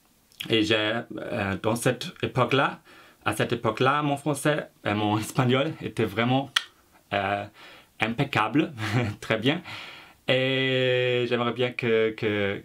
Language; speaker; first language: French; non-native, fluent; German